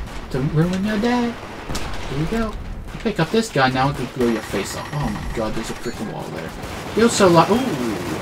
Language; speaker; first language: English; native; English